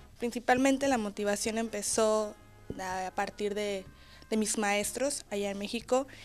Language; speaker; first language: Spanish; native; Spanish